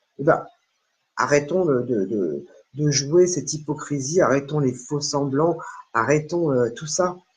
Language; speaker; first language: French; native; French